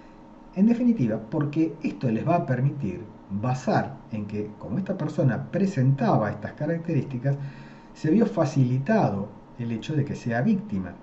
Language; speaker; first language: Spanish; native; Spanish